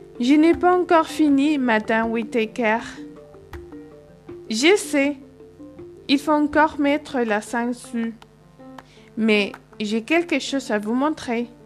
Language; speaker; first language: French; non-native, fluent; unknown